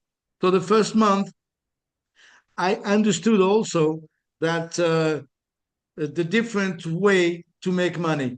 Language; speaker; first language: English; non-native, fluent; French